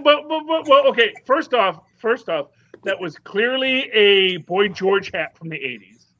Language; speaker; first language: English; native; English